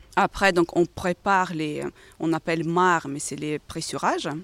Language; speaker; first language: French; non-native, fluent; Ukrainian